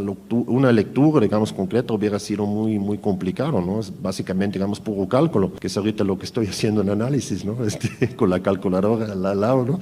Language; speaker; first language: Spanish; native; Spanish